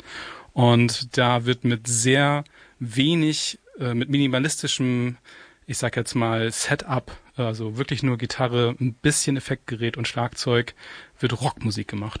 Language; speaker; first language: German; native; German